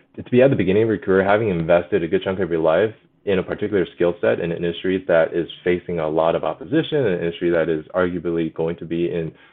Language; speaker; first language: English; early bilingual, other home language; Chinese